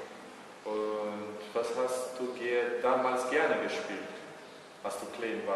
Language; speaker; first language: German; early bilingual, heritage; German